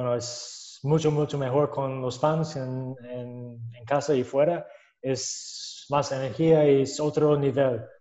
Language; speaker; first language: Spanish; non-native, learner; English